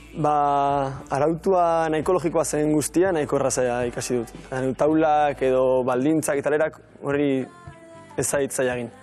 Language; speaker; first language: Basque; non-native, local second language; Spanish